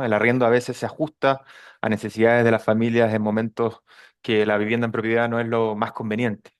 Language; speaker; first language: Spanish; native; Spanish